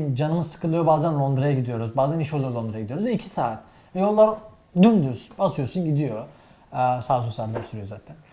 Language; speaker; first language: Turkish; native; Turkish